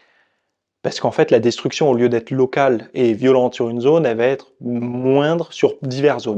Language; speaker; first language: French; native; French